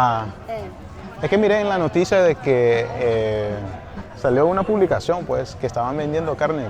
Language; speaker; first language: Spanish; non-native, fluent; English